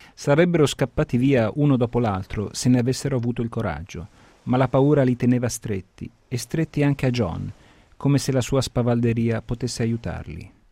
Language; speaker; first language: Italian; early bilingual, heritage; Italian